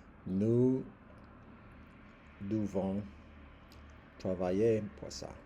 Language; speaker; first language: French; non-native, learner; English